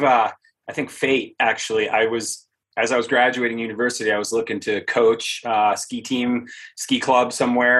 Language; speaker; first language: English; native; English